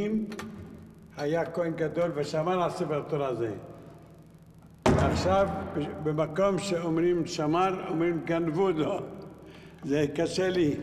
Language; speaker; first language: Hebrew; non-native, local second language; Arabic